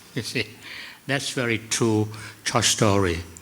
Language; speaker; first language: English; non-native, fluent; Thai